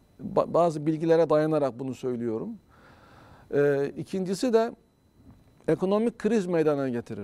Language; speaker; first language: Turkish; native; Turkish